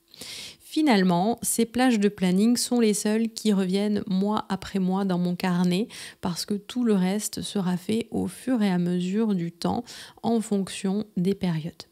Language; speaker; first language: French; native; French